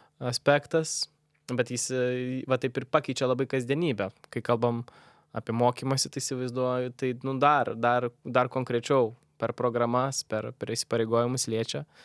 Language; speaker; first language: Lithuanian; non-native, local second language; Polish